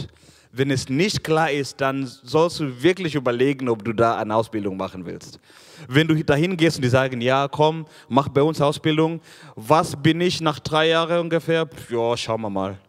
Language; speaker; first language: German; non-native, fluent; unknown